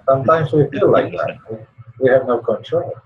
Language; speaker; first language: English; non-native, learner; Polish